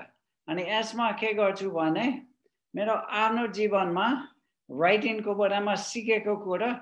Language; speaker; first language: Nepali; non-native, fluent; English